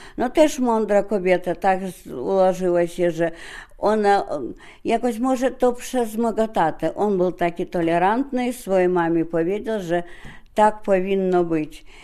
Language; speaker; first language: Polish; early bilingual, heritage; Polish